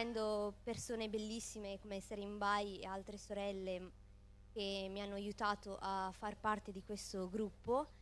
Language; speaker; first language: Italian; early bilingual, other home language; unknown